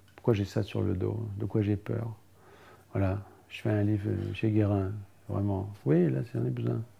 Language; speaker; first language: French; native; French